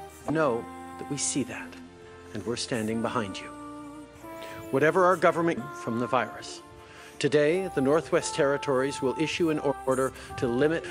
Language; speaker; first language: English; native; English